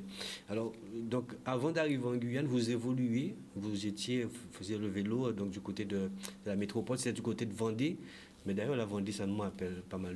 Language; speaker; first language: French; native; French